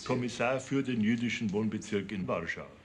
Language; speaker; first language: German; native; German